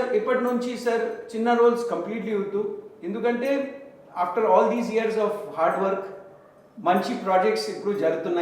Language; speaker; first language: Telugu; non-native, local second language; Hindi